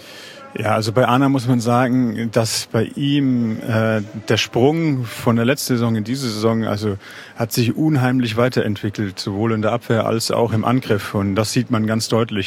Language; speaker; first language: German; native; German